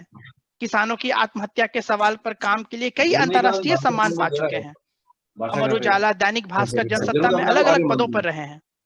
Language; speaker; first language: Hindi; native; Hindi